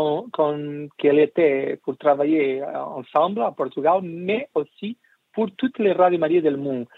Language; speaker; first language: French; non-native, learner; Portuguese